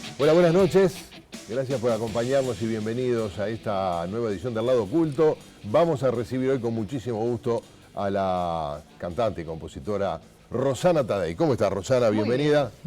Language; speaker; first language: Spanish; native; Spanish